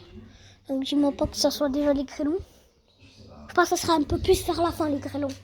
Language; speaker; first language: French; native; French